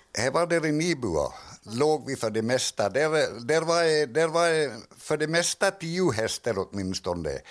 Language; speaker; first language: Swedish; native; Swedish